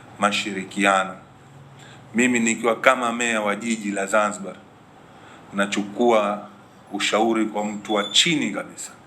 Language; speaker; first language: Swahili; native; Swahili